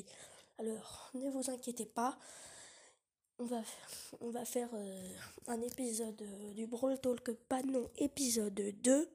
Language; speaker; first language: French; native; French